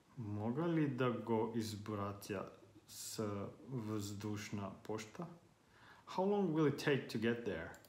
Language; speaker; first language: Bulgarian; non-native, learner; Finnish